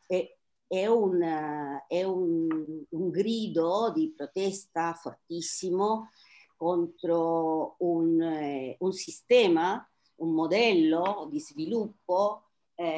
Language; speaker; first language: Italian; non-native, fluent; Spanish